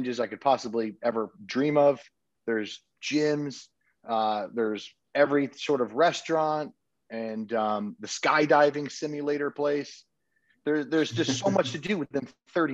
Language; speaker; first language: English; native; English